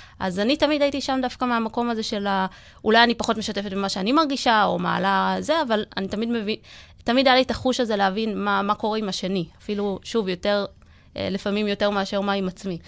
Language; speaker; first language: Hebrew; native; Hebrew